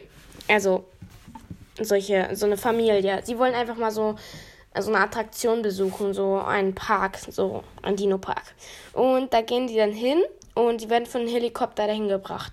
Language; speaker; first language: German; native; German